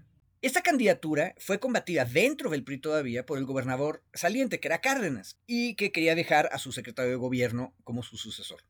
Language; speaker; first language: Spanish; native; Spanish